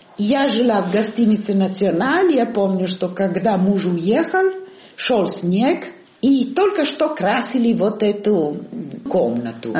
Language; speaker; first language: Russian; non-native, fluent; Italian